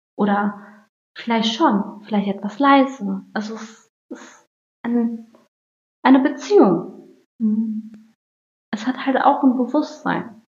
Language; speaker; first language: German; early bilingual, other home language; Turkish